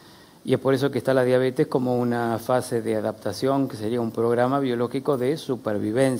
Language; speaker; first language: Spanish; native; Spanish